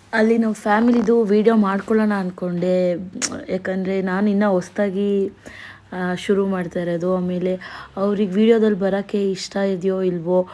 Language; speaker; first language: Kannada; native; Kannada